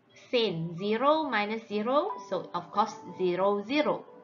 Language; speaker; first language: English; non-native, local second language; Malay